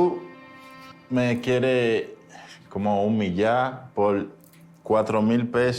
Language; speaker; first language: Spanish; native; Spanish